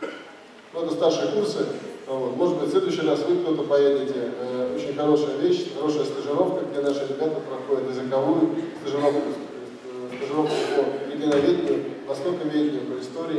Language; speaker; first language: Russian; native; Russian